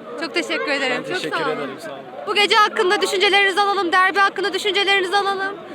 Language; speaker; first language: Turkish; native; Turkish